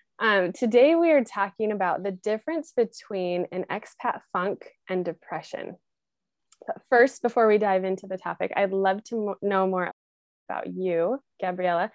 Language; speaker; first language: English; native; English